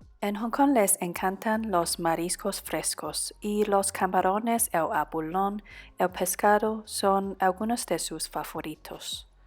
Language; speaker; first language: Spanish; non-native, fluent; Cantonese